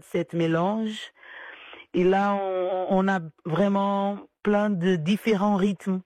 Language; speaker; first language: French; non-native, fluent; Portuguese